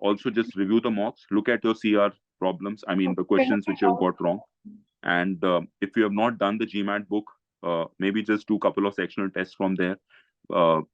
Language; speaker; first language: English; non-native, local second language; Hindi